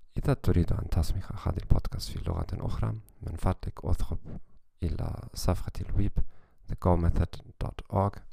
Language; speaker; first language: Arabic; non-native, learner; German